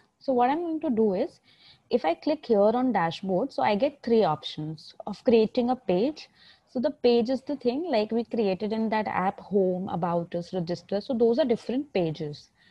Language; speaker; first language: English; non-native, local second language; Hindi